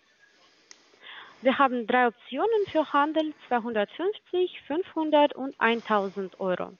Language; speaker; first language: German; non-native, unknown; Polish